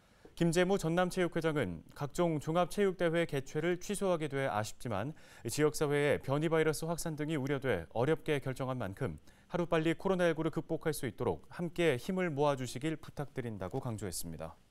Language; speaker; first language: Korean; native; Korean